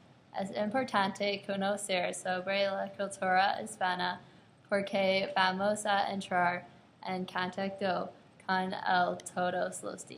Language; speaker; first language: Spanish; non-native, learner; English